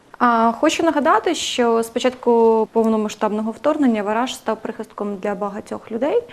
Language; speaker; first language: Ukrainian; native; Ukrainian